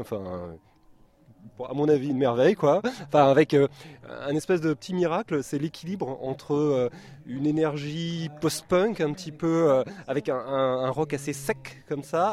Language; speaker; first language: French; native; French